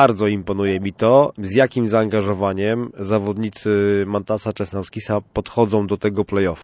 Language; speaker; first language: Polish; native; Polish